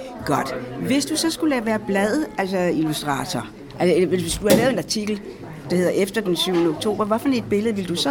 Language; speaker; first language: Danish; native; Danish